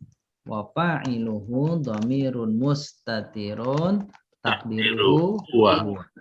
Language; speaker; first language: Arabic; non-native, fluent; Indonesian